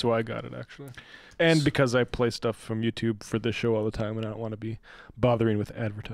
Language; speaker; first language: English; native; English